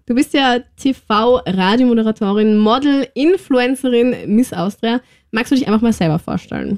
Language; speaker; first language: German; native; German